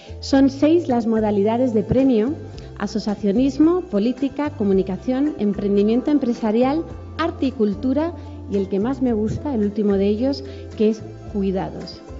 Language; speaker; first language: Spanish; native; Spanish